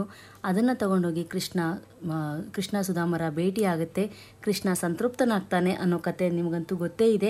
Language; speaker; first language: Kannada; native; Kannada